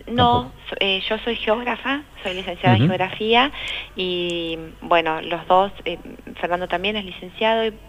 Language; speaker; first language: Spanish; native; Spanish